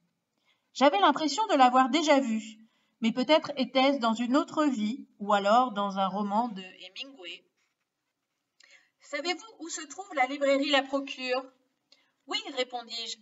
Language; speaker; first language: French; native; French